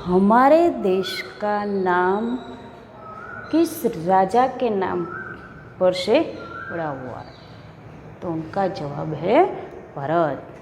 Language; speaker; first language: Hindi; non-native, local second language; Gujarati